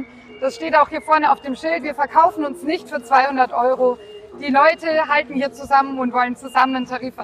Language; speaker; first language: German; native; German